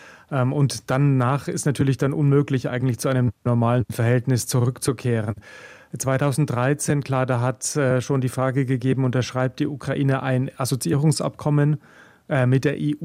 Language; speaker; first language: German; native; German